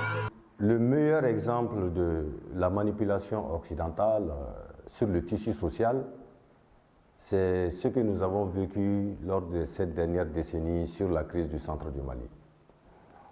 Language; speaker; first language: French; non-native, local second language; Bambara